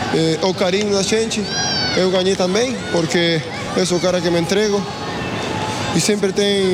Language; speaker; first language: Portuguese; non-native, fluent; Spanish